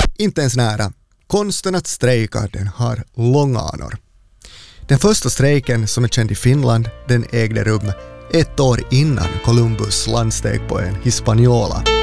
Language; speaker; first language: Swedish; native; Swedish